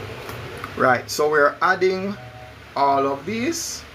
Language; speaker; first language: English; native; English